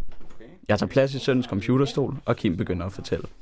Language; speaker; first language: Danish; native; Danish